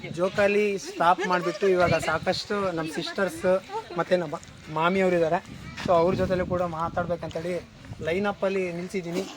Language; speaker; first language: Kannada; non-native, local second language; Urdu